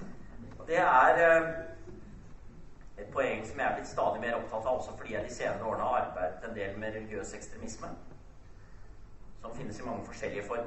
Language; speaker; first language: Norwegian; native; Norwegian